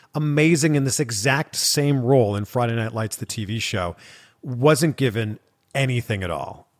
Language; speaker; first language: English; native; English